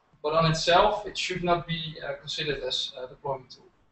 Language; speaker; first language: English; non-native, fluent; Dutch